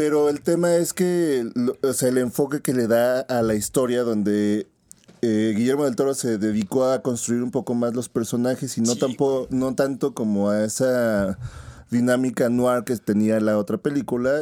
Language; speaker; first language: Spanish; native; Spanish